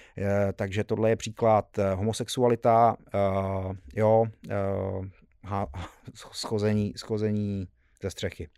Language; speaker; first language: Czech; early bilingual, heritage; Czech